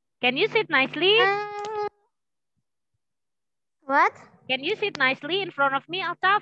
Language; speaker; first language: English; non-native, learner; Indonesian